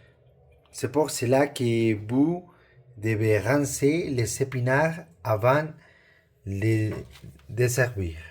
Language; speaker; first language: French; non-native, learner; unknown